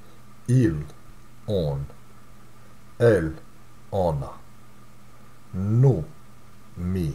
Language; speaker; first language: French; non-native, fluent; Serbian